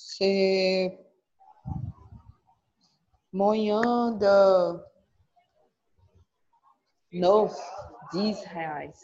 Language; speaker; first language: French; non-native, learner; Portuguese